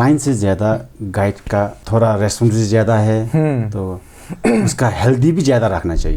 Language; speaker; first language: Hindi; non-native, fluent; Sherpa